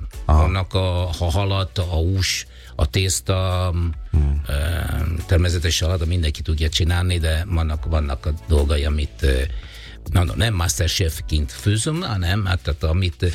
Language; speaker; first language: Hungarian; non-native, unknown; Italian